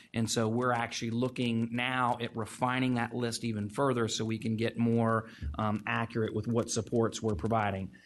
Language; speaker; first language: English; native; English